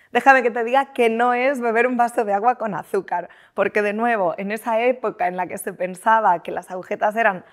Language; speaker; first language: Spanish; native; Spanish